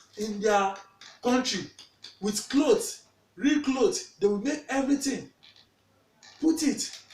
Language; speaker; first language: Nigerian Pidgin; non-native, local second language; Yoruba